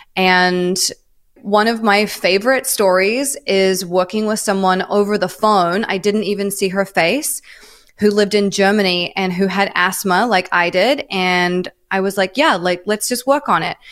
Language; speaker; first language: English; native; English